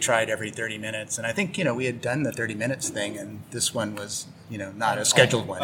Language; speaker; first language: English; native; English